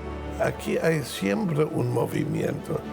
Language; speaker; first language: Spanish; non-native, fluent; German